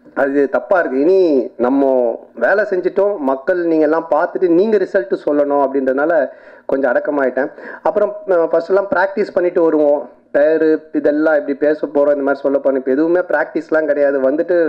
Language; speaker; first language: Tamil; native; Tamil